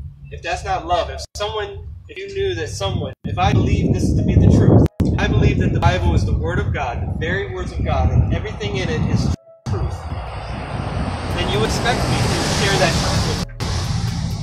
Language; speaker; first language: English; native; English